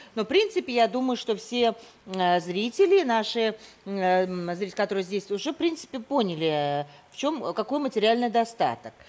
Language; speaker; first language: Russian; native; Russian